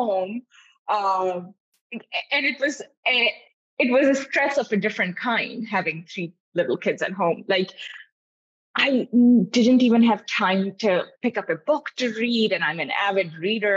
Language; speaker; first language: English; non-native, local second language; Urdu